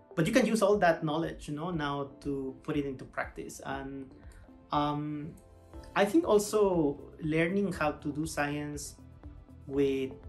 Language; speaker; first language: English; non-native, fluent; Spanish